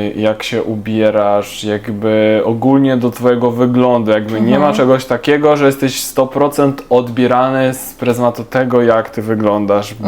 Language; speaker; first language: Polish; non-native, fluent; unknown